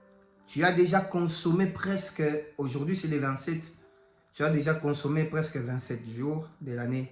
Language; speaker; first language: French; non-native, local second language; Lingala